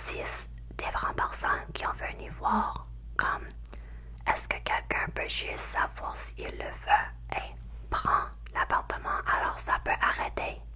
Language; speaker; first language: French; non-native, learner; English